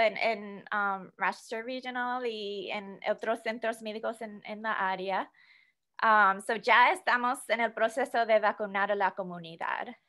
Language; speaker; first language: Spanish; non-native, fluent; English